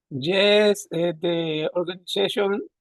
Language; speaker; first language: English; non-native, learner; Spanish